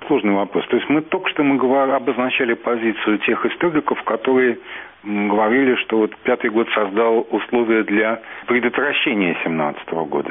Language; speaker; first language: Russian; native; Russian